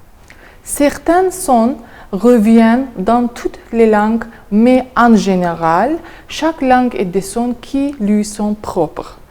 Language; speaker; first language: French; non-native, fluent; Azerbaijani